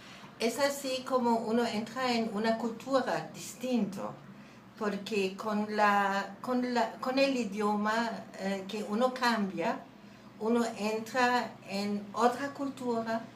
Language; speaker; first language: Spanish; non-native, fluent; German